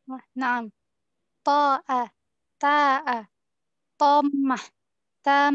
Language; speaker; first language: Arabic; non-native, learner; Indonesian